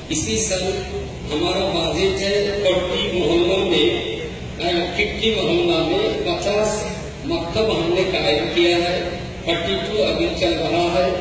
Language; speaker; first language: Urdu; non-native, local second language; Bangla